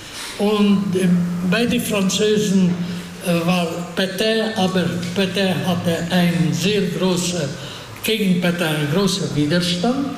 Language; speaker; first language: German; non-native, fluent; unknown